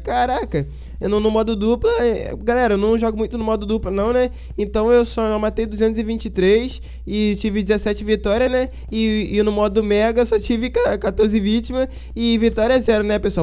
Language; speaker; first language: Portuguese; native; Portuguese